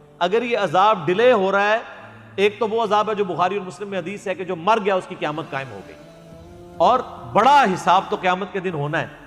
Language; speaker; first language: Urdu; non-native, local second language; Punjabi